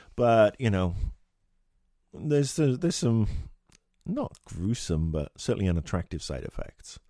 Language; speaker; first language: English; native; English